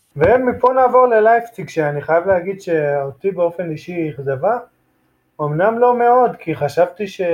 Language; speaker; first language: Hebrew; native; Hebrew